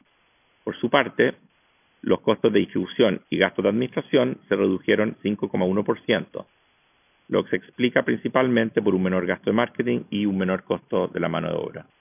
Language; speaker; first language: Spanish; native; Spanish